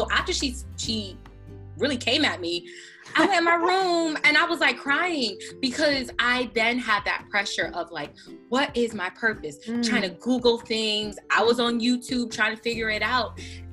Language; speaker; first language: English; native; English